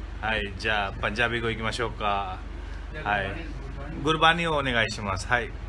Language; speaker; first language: Japanese; non-native, fluent; Hindi